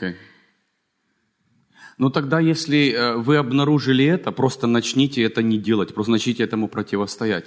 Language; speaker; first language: Russian; native; Russian